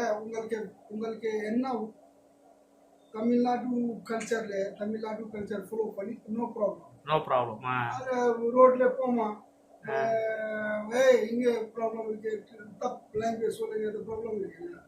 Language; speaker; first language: Tamil; non-native, learner; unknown